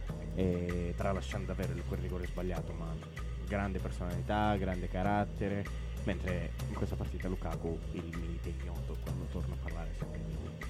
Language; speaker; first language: Italian; native; Italian